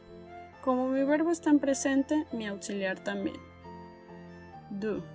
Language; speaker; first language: Spanish; native; Spanish